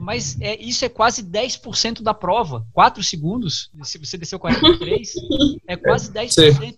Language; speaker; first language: Portuguese; native; Portuguese